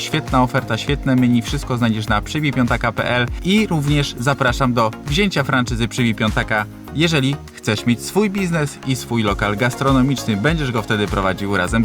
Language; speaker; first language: Polish; native; Polish